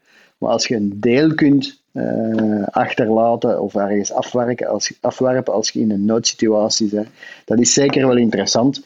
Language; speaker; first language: Dutch; native; Dutch